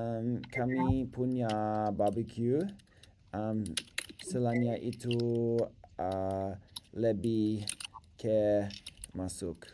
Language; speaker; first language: Indonesian; non-native, learner; English